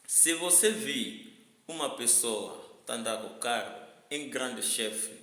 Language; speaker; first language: Portuguese; non-native, learner; Lingala